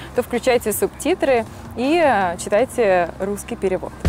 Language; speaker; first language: Russian; native; Russian